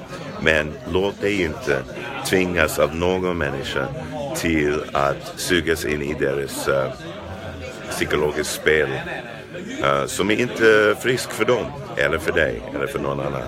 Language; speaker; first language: Swedish; non-native, fluent; English